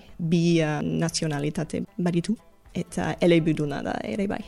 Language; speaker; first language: Basque; non-native, fluent; English